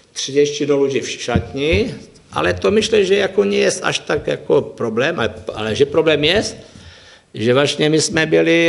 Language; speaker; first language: Polish; non-native, learner; Czech